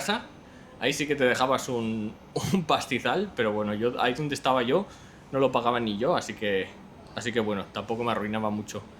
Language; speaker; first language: Spanish; native; Spanish